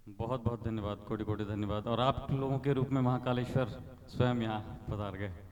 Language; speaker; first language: Hindi; native; Hindi